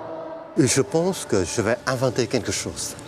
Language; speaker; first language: French; non-native, fluent; Vietnamese